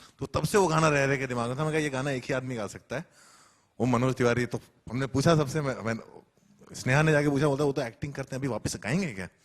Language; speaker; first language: Hindi; native; Hindi